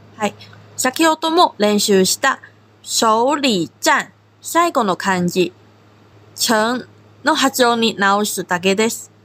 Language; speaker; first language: Japanese; non-native, fluent; Korean